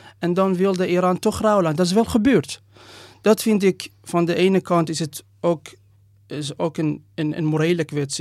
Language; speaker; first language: Dutch; non-native, fluent; Persian